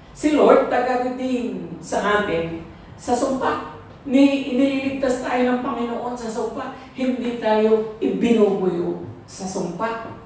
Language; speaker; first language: Filipino; native; Filipino